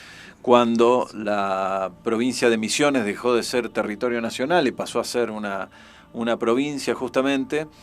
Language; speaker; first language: Spanish; native; Spanish